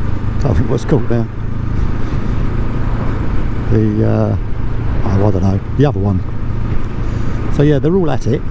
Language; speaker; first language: English; native; English